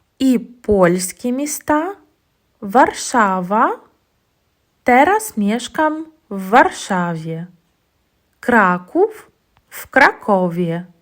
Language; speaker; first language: Polish; non-native, fluent; Ukrainian